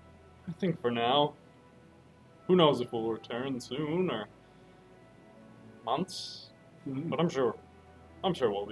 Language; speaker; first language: English; native; English